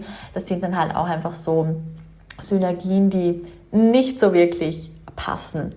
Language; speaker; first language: German; native; German